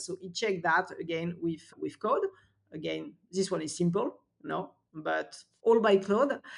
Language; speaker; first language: English; non-native, fluent; French